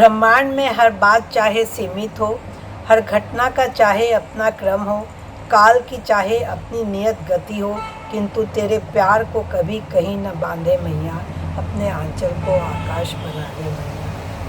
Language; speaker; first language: Hindi; native; Hindi